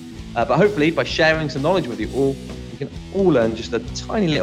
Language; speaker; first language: English; native; English